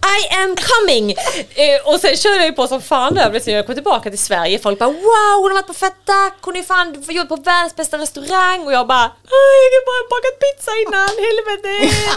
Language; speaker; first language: Swedish; native; Swedish